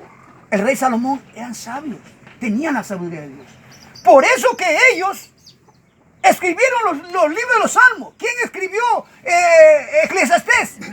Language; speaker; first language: Spanish; native; Spanish